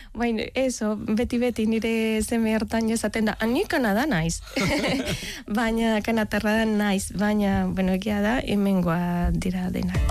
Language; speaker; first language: Basque; non-native, learner; Spanish